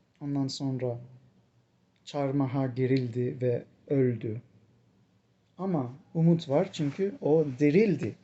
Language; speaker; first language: Turkish; non-native, fluent; English